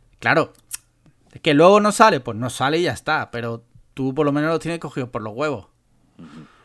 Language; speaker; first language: Spanish; native; Spanish